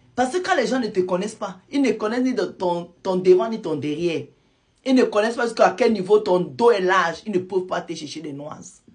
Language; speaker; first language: French; non-native, local second language; Lingala